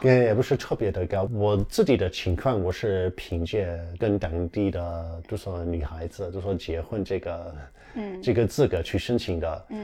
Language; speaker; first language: Chinese; non-native, fluent; English